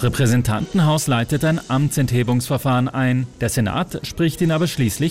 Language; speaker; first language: German; native; German